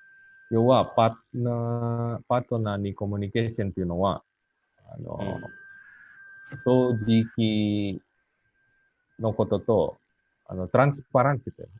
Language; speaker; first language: Japanese; non-native, fluent; Indonesian